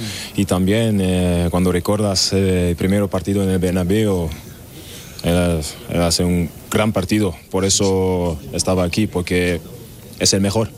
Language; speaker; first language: Spanish; non-native, learner; German